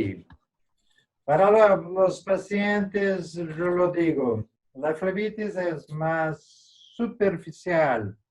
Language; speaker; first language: Spanish; non-native, learner; Portuguese